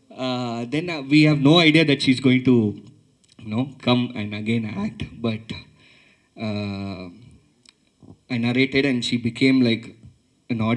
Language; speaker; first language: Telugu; early bilingual, heritage; Telugu